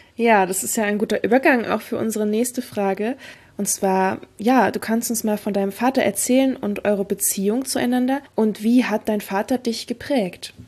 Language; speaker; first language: German; native; German